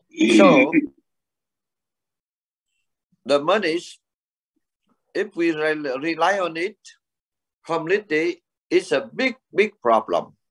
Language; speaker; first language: English; non-native, learner; Vietnamese